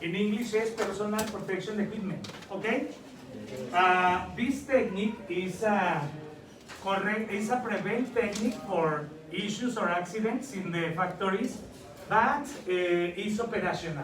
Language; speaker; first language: English; non-native, learner; Spanish